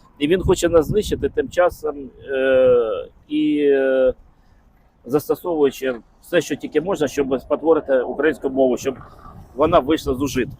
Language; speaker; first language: Ukrainian; non-native, local second language; Russian